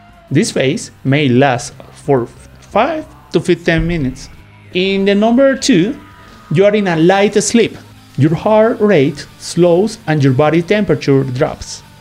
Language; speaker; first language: English; non-native, fluent; Spanish